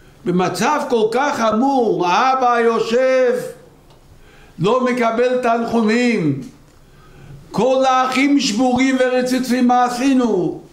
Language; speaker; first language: Hebrew; non-native, local second language; Yiddish